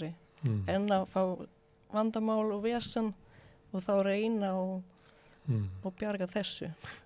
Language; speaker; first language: Icelandic; non-native, fluent; Swedish